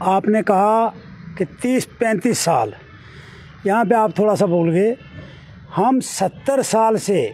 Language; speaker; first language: Hindi; native; Hindi